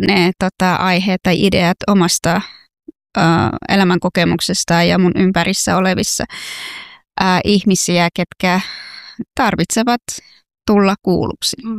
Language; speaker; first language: Finnish; non-native, fluent; Persian